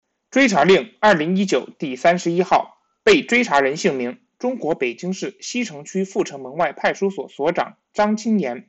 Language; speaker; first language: Chinese; native; Chinese